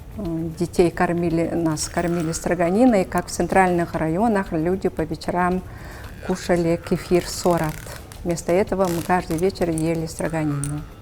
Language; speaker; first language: Russian; non-native, local second language; Yakut